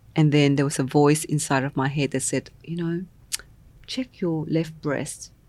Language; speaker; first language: English; non-native, local second language; Vietnamese